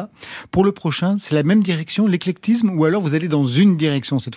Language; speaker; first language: French; native; French